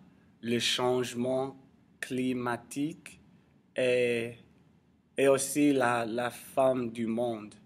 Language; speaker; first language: French; non-native, learner; English